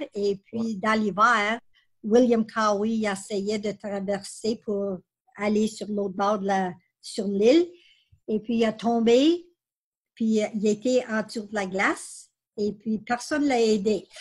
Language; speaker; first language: French; native; French